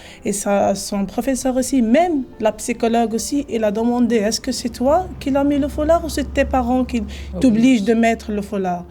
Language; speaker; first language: French; non-native, local second language; Arabic